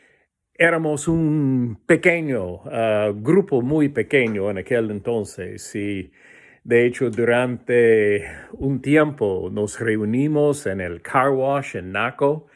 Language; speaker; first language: Spanish; non-native, fluent; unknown